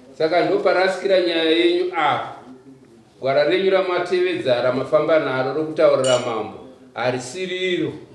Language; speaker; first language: Shona; native; Shona